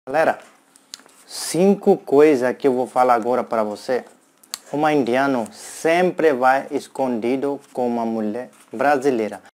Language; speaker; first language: Portuguese; non-native, learner; Hindi